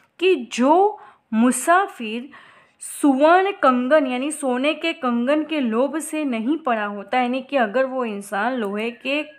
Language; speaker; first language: Hindi; non-native, local second language; Gujarati